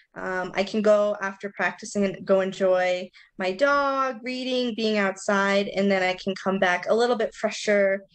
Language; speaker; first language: English; native; English